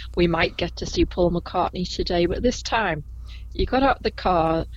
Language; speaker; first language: English; native; English